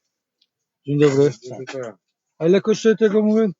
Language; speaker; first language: Polish; non-native, learner; Tajik